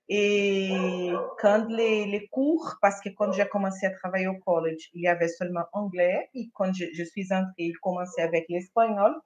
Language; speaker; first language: French; non-native, fluent; Portuguese